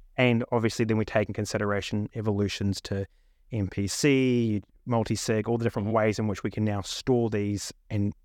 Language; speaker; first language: English; native; English